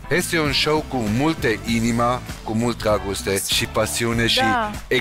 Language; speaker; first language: Romanian; non-native, learner; German